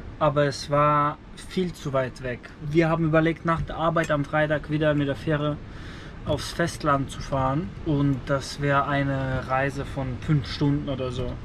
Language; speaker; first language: German; native; German